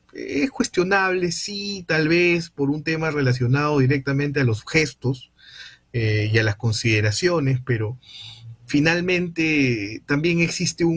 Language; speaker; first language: Spanish; native; Spanish